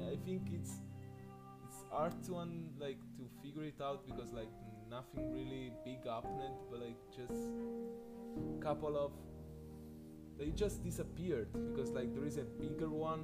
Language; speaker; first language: English; non-native, fluent; Italian